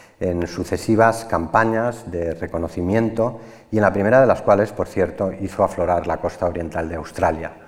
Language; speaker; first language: Spanish; native; Spanish